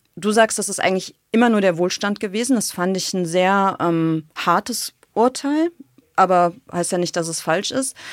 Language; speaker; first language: German; native; German